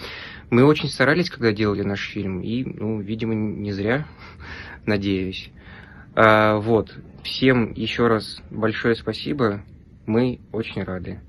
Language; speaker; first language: Russian; native; Russian